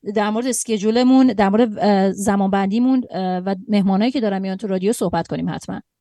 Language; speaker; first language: Persian; native; Persian